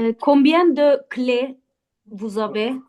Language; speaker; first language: French; non-native, learner; Azerbaijani